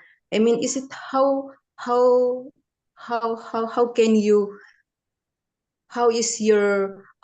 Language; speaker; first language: English; non-native, fluent; Indonesian